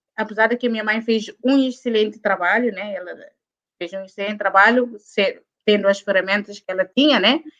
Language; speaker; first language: Portuguese; non-native, local second language; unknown